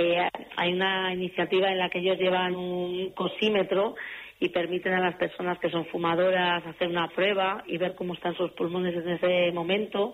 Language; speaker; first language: Spanish; native; Spanish